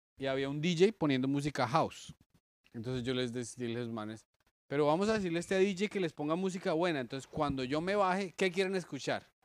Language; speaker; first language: Spanish; native; Spanish